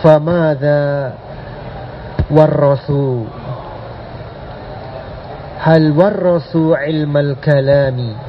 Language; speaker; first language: Arabic; non-native, fluent; Indonesian